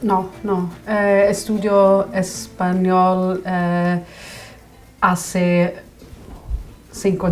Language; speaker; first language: Spanish; non-native, learner; English